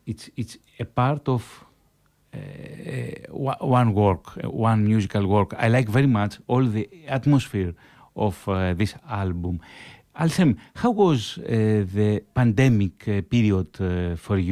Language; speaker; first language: English; non-native, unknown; Greek